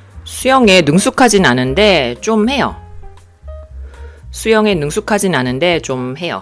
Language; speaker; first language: Korean; non-native, learner; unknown